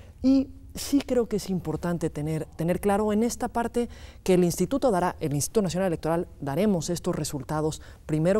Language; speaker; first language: Spanish; native; Spanish